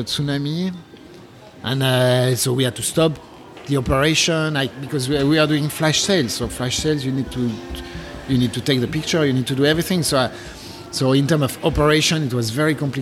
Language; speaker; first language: English; non-native, fluent; French